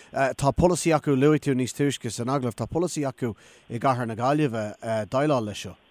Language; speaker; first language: Irish; non-native, local second language; English